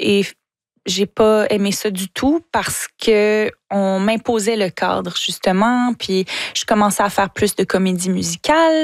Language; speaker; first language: French; native; French